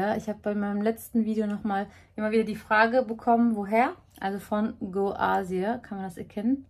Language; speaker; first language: German; early bilingual, other home language; Turkish